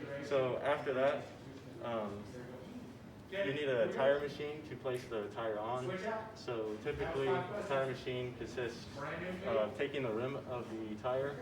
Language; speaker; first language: English; native; English